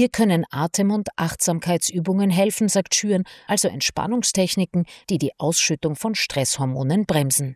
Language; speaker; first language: German; native; German